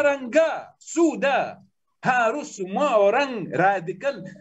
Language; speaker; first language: Indonesian; non-native, learner; Arabic